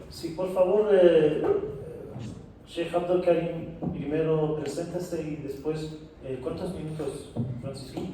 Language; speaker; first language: Spanish; non-native, fluent; Persian